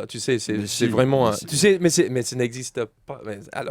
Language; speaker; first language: French; non-native, fluent; English